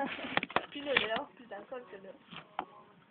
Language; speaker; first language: French; native; French